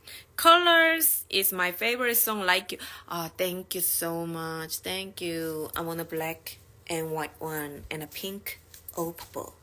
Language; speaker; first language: English; non-native, learner; Korean